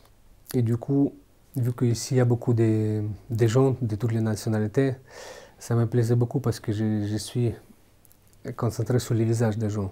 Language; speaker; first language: French; non-native, fluent; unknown